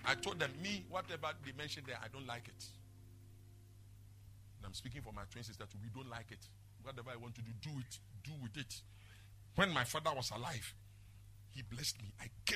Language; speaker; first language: English; non-native, local second language; Akan